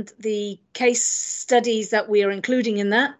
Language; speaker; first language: English; native; English